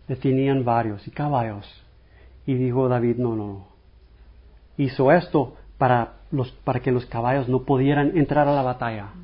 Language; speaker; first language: Spanish; non-native, fluent; English